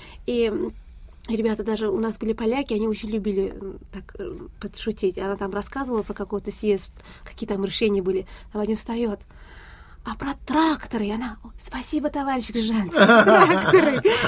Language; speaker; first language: Russian; non-native, fluent; Pashto